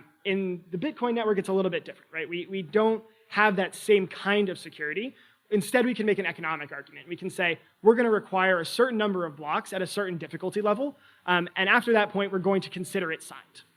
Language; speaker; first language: English; native; English